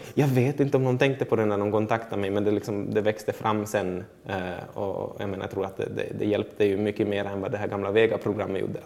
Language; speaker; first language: Swedish; native; Swedish